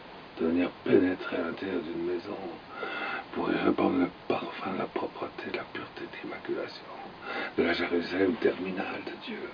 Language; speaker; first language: French; native; French